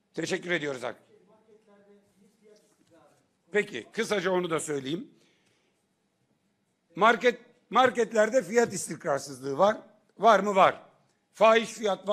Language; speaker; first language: Turkish; native; Turkish